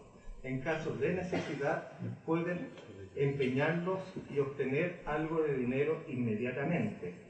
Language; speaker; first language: Spanish; native; Spanish